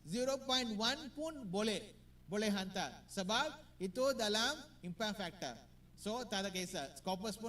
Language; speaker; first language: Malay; non-native, learner; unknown